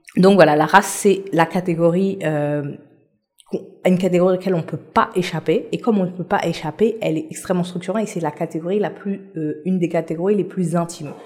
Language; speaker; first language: French; non-native, local second language; Haitian Creole